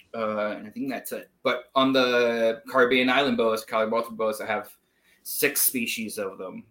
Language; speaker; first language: English; non-native, fluent; Spanish